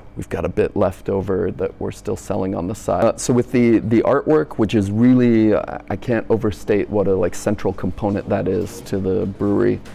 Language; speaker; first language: English; native; English